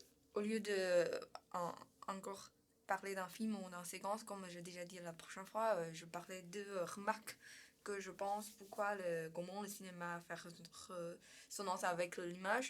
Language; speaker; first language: French; non-native, learner; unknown